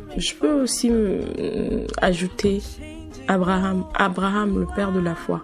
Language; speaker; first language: French; non-native, local second language; Ewe